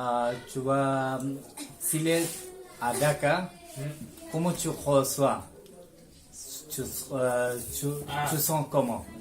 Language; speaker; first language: French; non-native, learner; Bangla